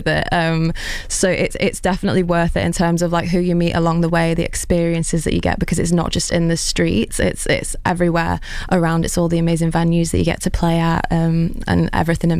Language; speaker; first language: English; native; English